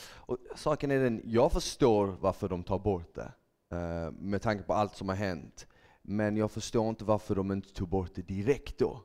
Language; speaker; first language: Swedish; early bilingual, other home language; Bosnian